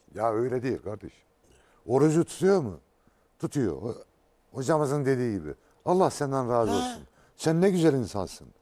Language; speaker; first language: Turkish; native; Turkish